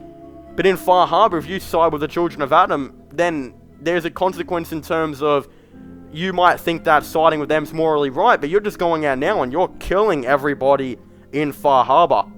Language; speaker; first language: English; native; English